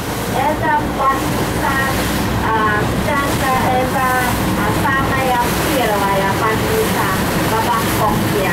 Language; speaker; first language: Russian; non-native, learner; Thai